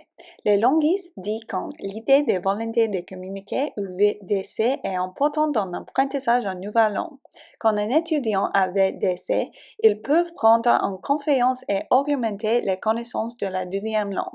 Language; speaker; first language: French; non-native, learner; English